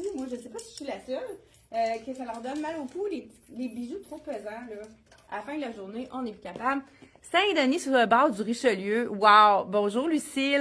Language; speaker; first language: French; native; French